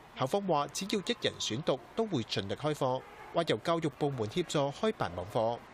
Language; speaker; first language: Chinese; non-native, local second language; Cantonese